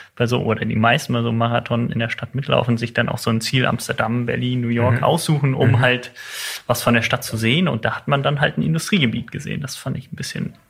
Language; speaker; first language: German; native; German